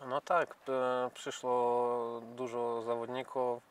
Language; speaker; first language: Polish; non-native, fluent; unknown